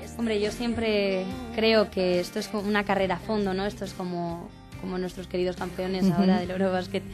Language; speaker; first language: Spanish; native; Spanish